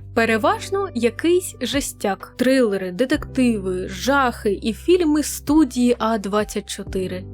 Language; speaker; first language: Ukrainian; non-native, local second language; Russian